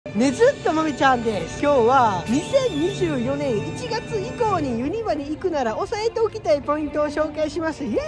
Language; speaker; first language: Japanese; native; Japanese